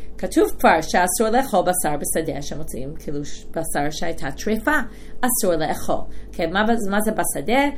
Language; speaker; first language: Hebrew; non-native, fluent; English